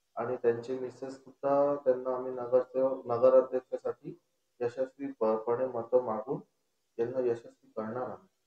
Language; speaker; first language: Marathi; non-native, local second language; Konkani